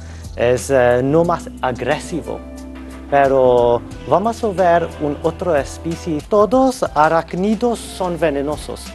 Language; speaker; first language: Spanish; non-native, learner; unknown